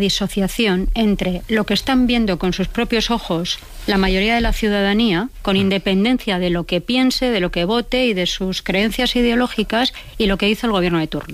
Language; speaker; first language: Spanish; native; Spanish